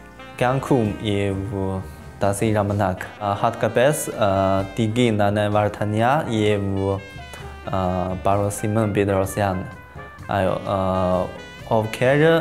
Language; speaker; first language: Armenian; non-native, learner; Chinese